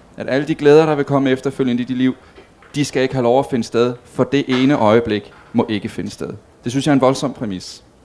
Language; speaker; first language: Danish; native; Danish